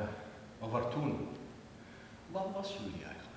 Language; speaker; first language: Dutch; non-native, learner; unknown